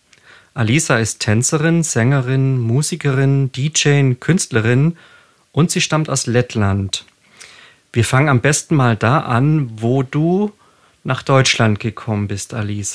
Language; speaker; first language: German; native; German